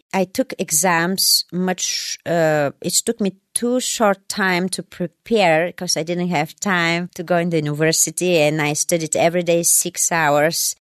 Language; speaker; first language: English; non-native, fluent; Bulgarian